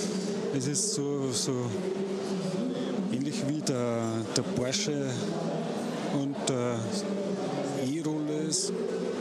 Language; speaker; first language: German; native; German